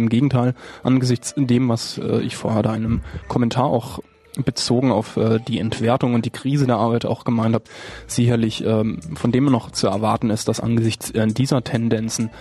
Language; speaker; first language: German; native; German